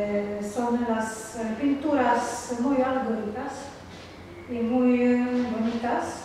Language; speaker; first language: Spanish; non-native, fluent; Polish